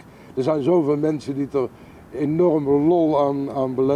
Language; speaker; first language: Dutch; native; Dutch